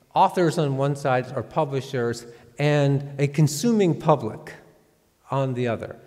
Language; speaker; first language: English; native; English